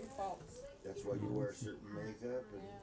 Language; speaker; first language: English; native; English